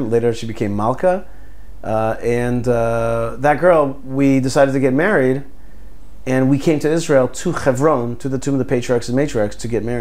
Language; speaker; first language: English; early bilingual, other home language; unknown